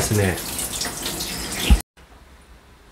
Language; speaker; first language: Japanese; native; Japanese